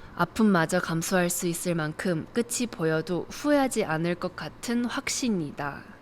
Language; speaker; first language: Korean; early bilingual, other home language; English